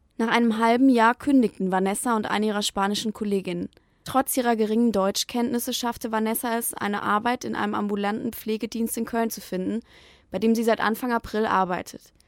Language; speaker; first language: German; native; German